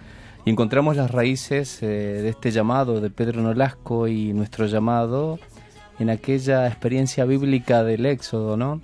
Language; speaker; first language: Spanish; native; Spanish